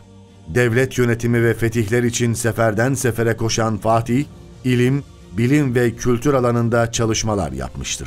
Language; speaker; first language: Turkish; native; Turkish